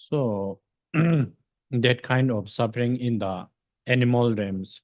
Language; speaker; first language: English; non-native, fluent; Tibetan